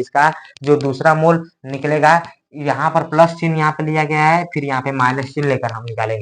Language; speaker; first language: Hindi; native; Hindi